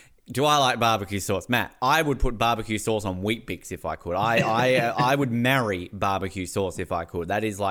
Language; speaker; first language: English; native; English